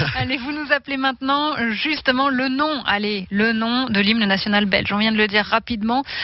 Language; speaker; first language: French; native; French